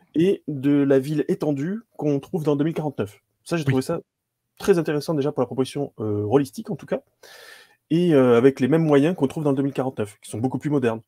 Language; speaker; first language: French; native; French